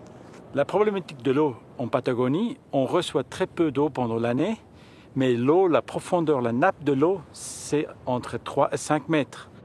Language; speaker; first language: French; early bilingual, heritage; Spanish